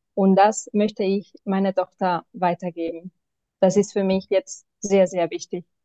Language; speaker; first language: German; non-native, fluent; Spanish